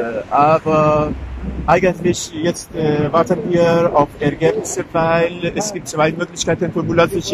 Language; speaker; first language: German; non-native, fluent; Persian